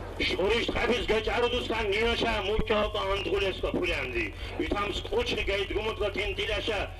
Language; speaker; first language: Georgian; non-native, local second language; Mingrelian